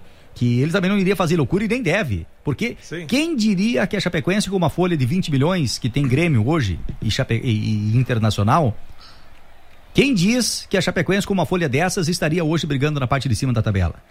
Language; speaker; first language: Portuguese; native; Portuguese